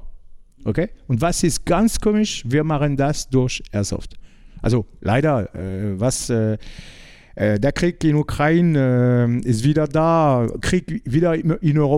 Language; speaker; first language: German; non-native, learner; French